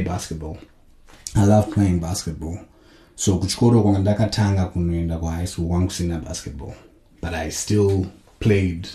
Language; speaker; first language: English; non-native, local second language; Shona